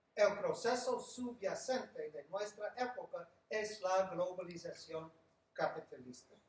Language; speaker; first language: Spanish; non-native, fluent; English